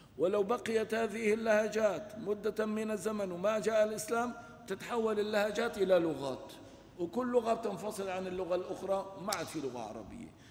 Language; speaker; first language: Arabic; non-native, local second language; Kurdish